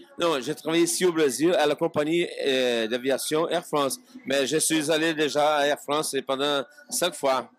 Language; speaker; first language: French; non-native, fluent; Portuguese